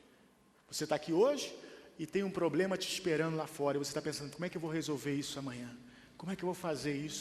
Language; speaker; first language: Portuguese; native; Portuguese